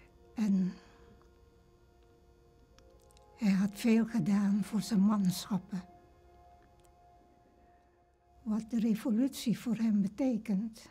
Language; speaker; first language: Dutch; early bilingual, other home language; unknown